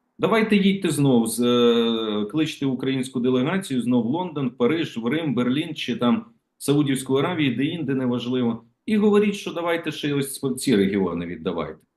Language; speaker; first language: Ukrainian; native; Ukrainian